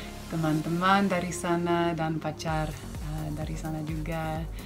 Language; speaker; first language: Indonesian; non-native, learner; English